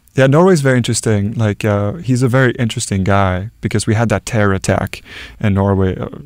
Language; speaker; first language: English; non-native, fluent; Norwegian